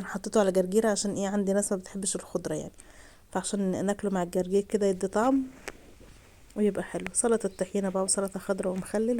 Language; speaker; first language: Arabic; native; Arabic